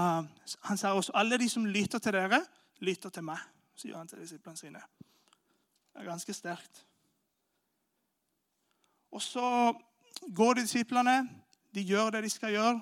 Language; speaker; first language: Norwegian; non-native, fluent; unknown